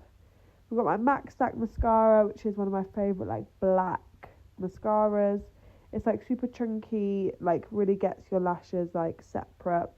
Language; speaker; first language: English; native; English